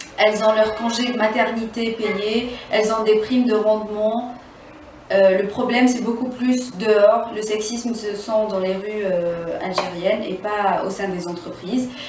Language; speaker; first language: French; non-native, local second language; Arabic